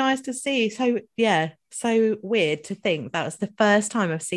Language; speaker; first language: English; non-native, local second language; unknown